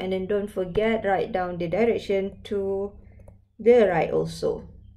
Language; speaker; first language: English; non-native, local second language; Malay